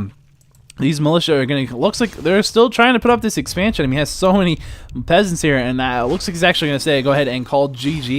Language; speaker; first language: English; native; English